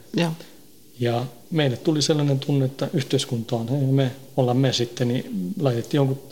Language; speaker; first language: Finnish; early bilingual, heritage; Finnish